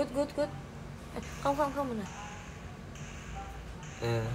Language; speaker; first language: Vietnamese; non-native, learner; Indonesian